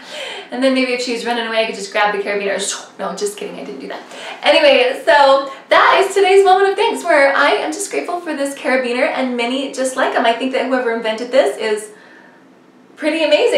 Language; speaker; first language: English; native; English